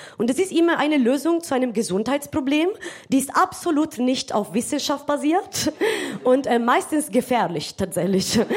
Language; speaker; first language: German; non-native, fluent; Italian